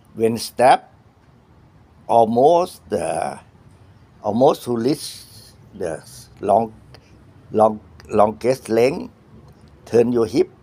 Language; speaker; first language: English; non-native, learner; Thai